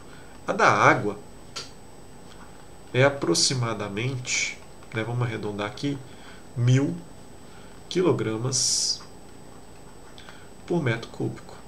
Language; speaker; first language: Portuguese; native; Portuguese